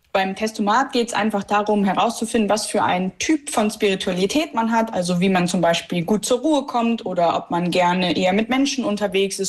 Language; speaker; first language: German; native; German